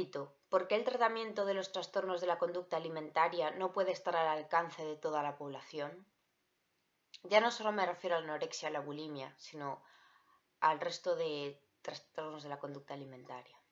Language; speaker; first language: Spanish; native; Spanish